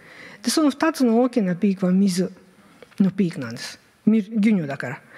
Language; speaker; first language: Japanese; non-native, fluent; Bulgarian